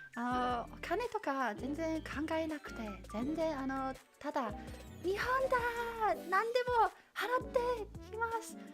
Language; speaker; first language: Japanese; non-native, learner; Chinese